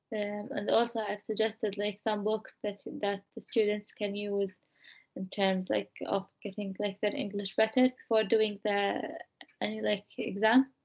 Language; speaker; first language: English; non-native, fluent; Arabic